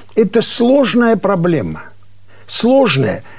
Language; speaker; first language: Russian; non-native, local second language; Armenian